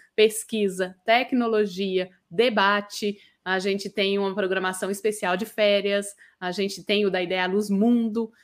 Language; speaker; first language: Portuguese; native; Portuguese